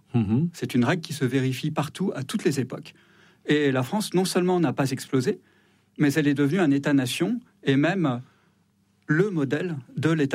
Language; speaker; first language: French; native; French